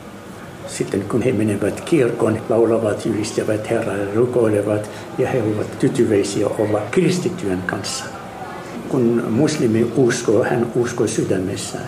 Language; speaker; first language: Finnish; non-native, learner; Arabic